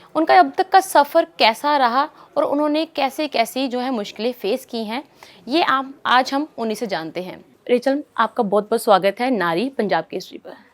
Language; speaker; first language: Hindi; native; Hindi